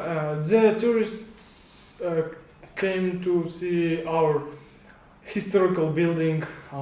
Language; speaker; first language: English; non-native, learner; Kazakh